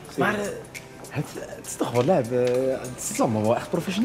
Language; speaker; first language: Dutch; native; Dutch